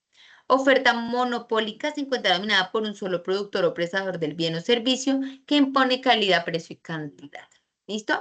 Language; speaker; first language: Spanish; native; Spanish